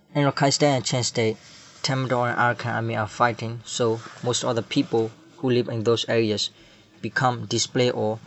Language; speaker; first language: English; non-native, learner; Burmese